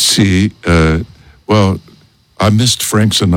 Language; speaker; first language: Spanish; non-native, learner; English